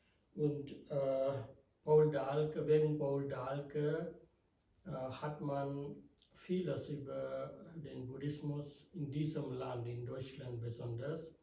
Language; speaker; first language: German; non-native, fluent; Sinhala